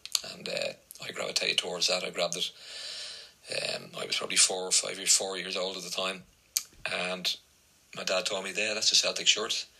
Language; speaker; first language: English; native; English